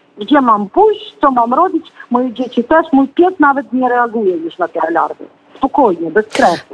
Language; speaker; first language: Polish; non-native, fluent; Ukrainian